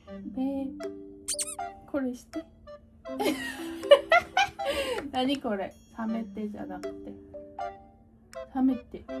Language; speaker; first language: Japanese; non-native, learner; Korean